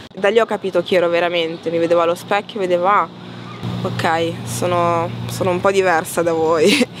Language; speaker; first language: Italian; early bilingual, other home language; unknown